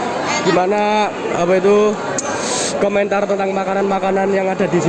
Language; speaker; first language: Indonesian; native; Indonesian